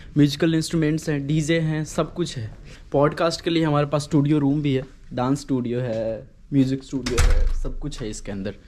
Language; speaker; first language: Hindi; native; Hindi